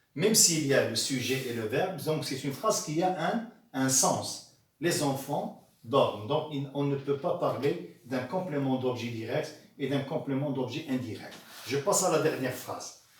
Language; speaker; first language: French; non-native, local second language; Arabic